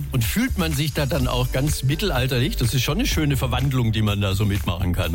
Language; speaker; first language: German; native; German